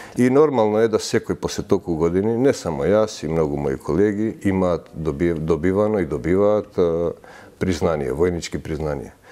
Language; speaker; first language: Macedonian; early bilingual, heritage; Macedonian